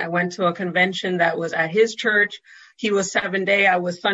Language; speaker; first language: English; native; English